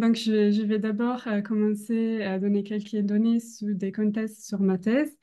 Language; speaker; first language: French; non-native, fluent; Italian